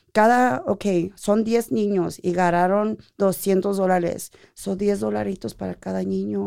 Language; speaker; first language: Spanish; early bilingual, heritage; Spanish